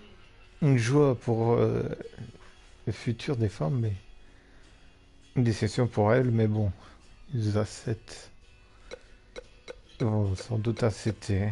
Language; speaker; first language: French; native; French